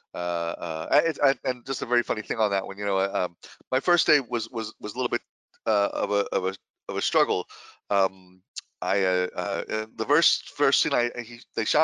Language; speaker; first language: English; native; English